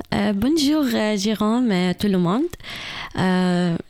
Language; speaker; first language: French; non-native, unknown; Arabic